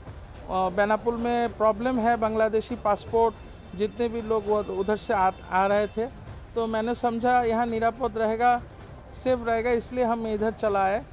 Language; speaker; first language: Hindi; non-native, fluent; Bangla